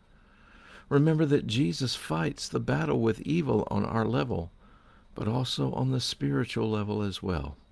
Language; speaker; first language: English; native; English